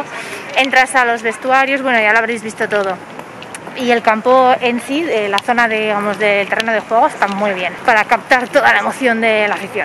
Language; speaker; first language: Spanish; native; Spanish